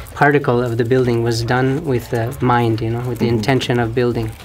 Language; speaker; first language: English; native; English